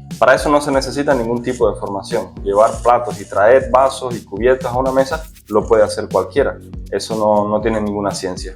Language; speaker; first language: Spanish; native; Spanish